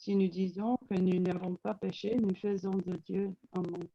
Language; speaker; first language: French; non-native, learner; English